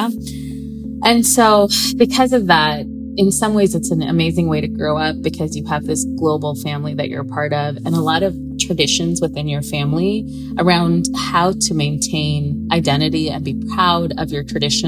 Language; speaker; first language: English; native; English